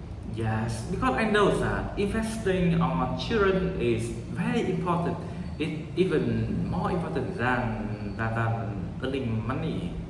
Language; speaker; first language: English; non-native, learner; Vietnamese